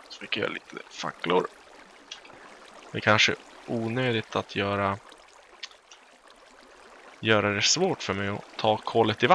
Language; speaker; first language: Swedish; native; Swedish